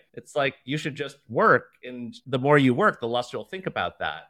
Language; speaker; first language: English; early bilingual, other home language; Chinese